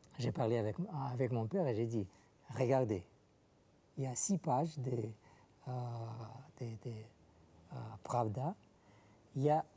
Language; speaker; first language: French; non-native, fluent; Russian